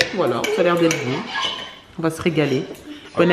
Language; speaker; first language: French; native; French